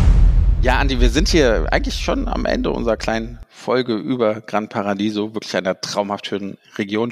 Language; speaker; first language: German; native; German